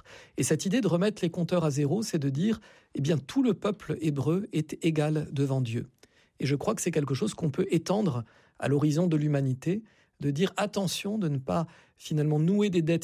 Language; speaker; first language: French; native; French